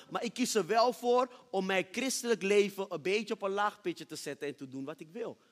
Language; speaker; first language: Dutch; early bilingual, other home language; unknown